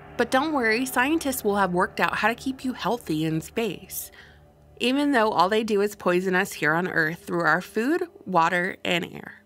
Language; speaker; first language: English; native; English